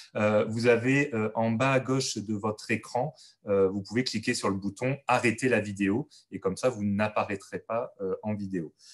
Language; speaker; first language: French; native; French